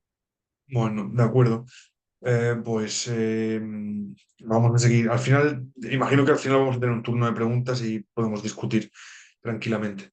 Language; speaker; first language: Spanish; native; Spanish